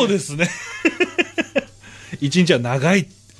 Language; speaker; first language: Japanese; native; Japanese